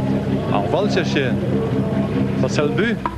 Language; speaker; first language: French; non-native, local second language; Dutch